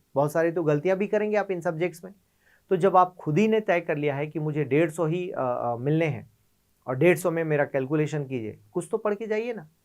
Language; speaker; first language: Hindi; native; Hindi